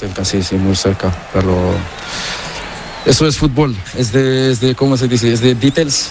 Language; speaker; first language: Spanish; non-native, learner; Portuguese